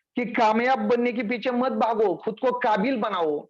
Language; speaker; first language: Hindi; non-native, local second language; Marathi